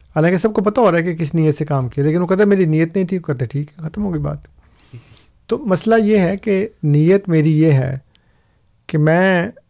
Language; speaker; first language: Urdu; non-native, local second language; Punjabi